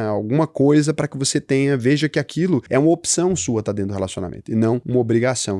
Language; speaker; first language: Portuguese; native; Portuguese